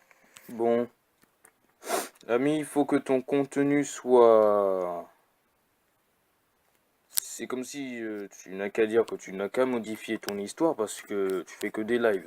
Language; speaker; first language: French; native; French